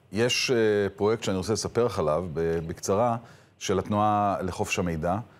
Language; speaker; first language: Hebrew; native; Hebrew